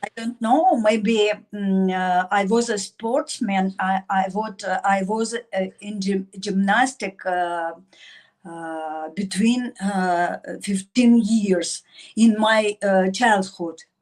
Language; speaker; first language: English; non-native, learner; Russian